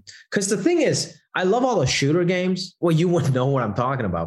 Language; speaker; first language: English; non-native, local second language; Cantonese